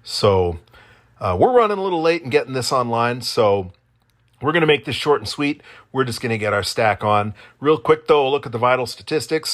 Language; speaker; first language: English; native; English